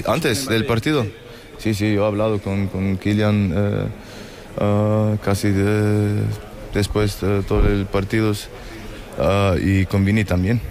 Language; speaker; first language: Spanish; non-native, learner; German